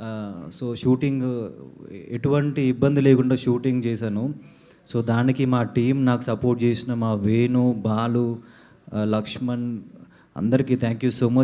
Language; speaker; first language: Telugu; native; Telugu